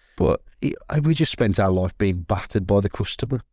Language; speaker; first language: English; native; English